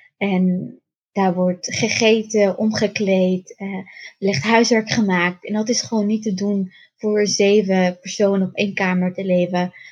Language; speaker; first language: Dutch; early bilingual, other home language; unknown